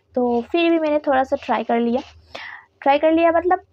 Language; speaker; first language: Hindi; non-native, local second language; Bangla